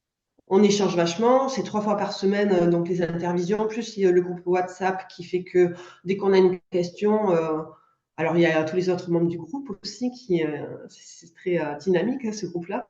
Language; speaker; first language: French; native; French